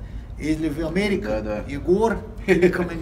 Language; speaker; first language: Russian; non-native, fluent; Portuguese